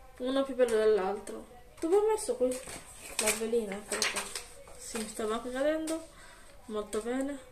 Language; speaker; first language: Italian; native; Italian